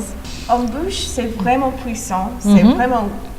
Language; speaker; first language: French; non-native, fluent; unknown